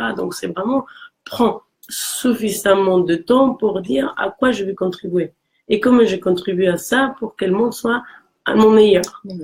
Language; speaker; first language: French; non-native, fluent; Spanish